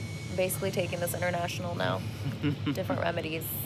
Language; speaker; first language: English; early bilingual, other home language; Spanish